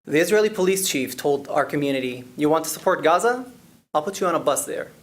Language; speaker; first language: English; non-native, fluent; Arabic